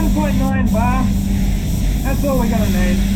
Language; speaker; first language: English; native; English